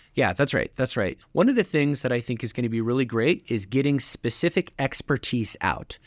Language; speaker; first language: English; native; English